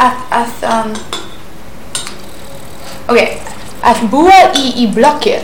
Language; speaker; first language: Icelandic; non-native, learner; English